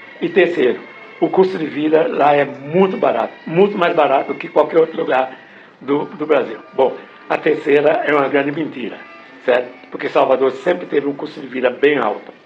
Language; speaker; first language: Portuguese; non-native, fluent; English